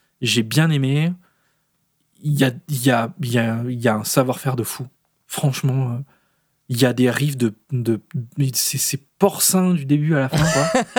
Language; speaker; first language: French; native; French